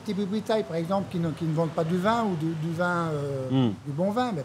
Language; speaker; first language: French; native; French